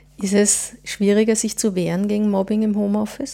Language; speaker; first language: German; native; German